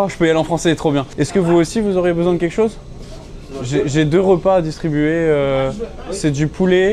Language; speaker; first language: French; native; French